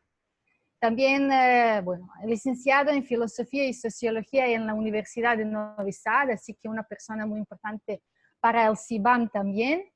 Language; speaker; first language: Spanish; non-native, fluent; Serbian